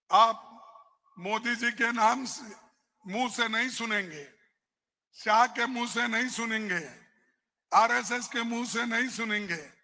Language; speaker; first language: Hindi; non-native, local second language; Kannada